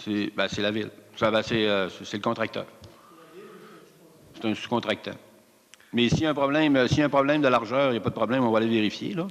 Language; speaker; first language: French; native; French